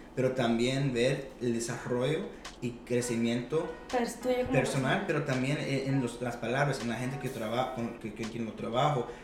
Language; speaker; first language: Spanish; early bilingual, heritage; Spanish